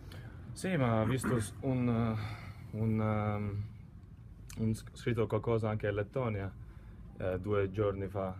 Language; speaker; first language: Italian; non-native, learner; Latvian